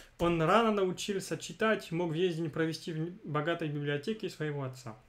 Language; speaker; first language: Russian; non-native, fluent; French